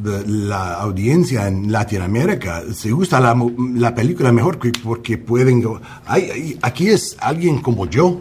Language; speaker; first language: Spanish; non-native, learner; English